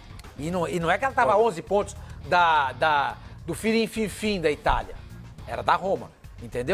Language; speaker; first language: Portuguese; native; Portuguese